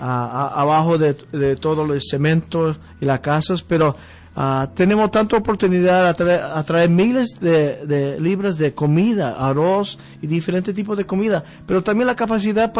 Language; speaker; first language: Spanish; early bilingual, heritage; Spanish